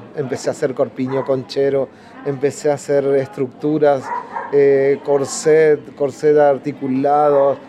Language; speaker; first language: Spanish; native; Spanish